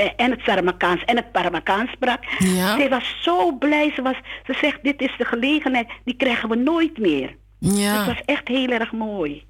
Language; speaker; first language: Dutch; non-native, local second language; Sranan Tongo